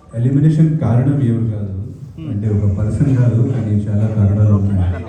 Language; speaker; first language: Telugu; non-native, fluent; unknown